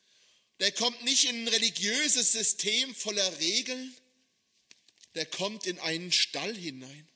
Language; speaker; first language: German; native; German